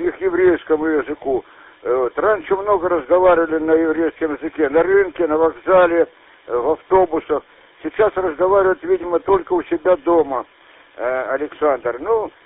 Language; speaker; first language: Russian; non-native, local second language; Ukrainian